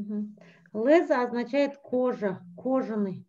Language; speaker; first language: Russian; native; Russian